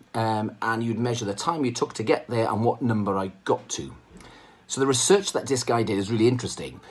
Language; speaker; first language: English; non-native, local second language; Welsh